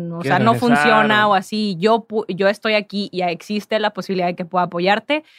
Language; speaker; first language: Spanish; native; Spanish